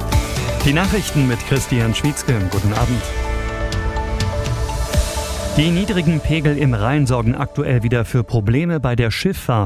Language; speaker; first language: German; native; German